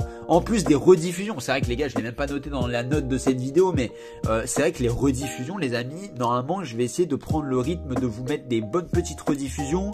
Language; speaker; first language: French; native; French